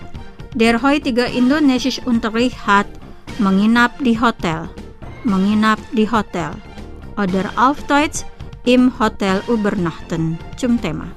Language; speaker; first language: German; non-native, fluent; Indonesian